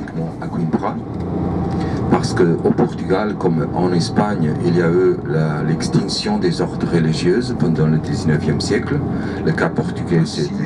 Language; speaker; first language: French; non-native, fluent; Portuguese